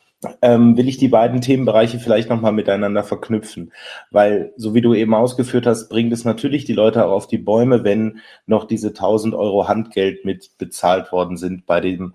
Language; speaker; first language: German; native; German